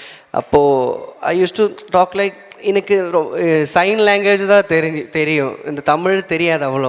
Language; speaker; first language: Tamil; non-native, learner; Malayalam